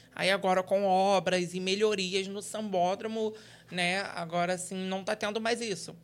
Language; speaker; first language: Portuguese; native; Portuguese